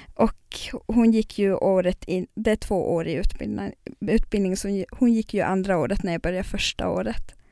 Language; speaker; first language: Swedish; non-native, local second language; Northern Sami